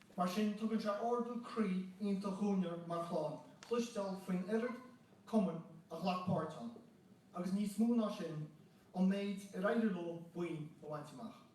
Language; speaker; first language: Irish; native; Irish